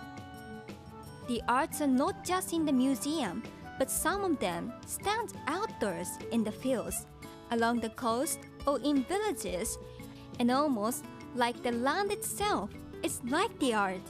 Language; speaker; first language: English; non-native, fluent; Japanese